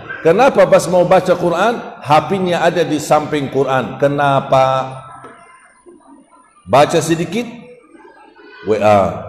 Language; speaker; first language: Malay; non-native, fluent; Arabic